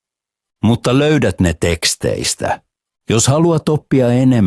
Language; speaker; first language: Finnish; non-native, fluent; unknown